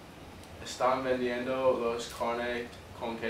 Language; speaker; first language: Spanish; non-native, learner; English